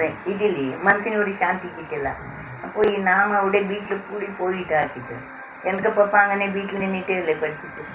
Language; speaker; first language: Malayalam; non-native, local second language; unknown